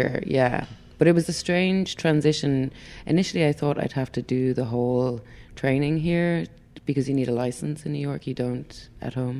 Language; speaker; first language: English; native; English